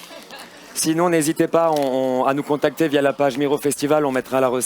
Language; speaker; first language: French; native; French